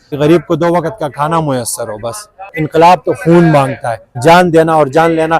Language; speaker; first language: Urdu; non-native, local second language; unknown